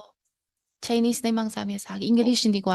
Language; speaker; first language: Filipino; non-native, learner; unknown